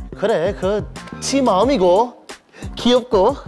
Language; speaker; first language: Korean; non-native, learner; English